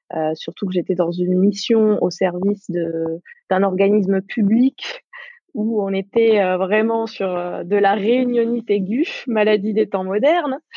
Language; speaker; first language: French; non-native, local second language; Arabic